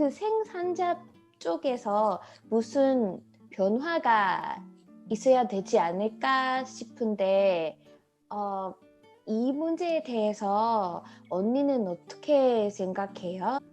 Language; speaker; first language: Korean; non-native, fluent; English